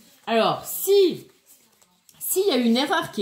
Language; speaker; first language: French; native; French